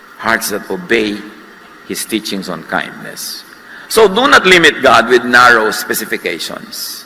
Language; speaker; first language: English; non-native, local second language; Filipino